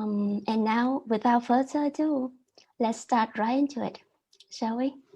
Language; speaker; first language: English; non-native, learner; Vietnamese